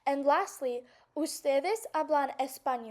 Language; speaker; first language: Spanish; non-native, fluent; English